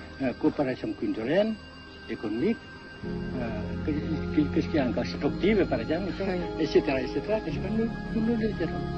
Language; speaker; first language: French; non-native, local second language; Vietnamese